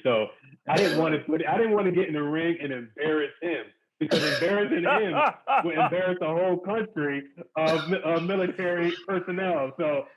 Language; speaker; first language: English; native; English